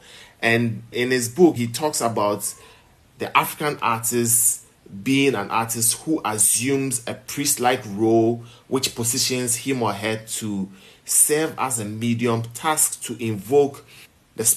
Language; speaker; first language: English; non-native, local second language; Ewe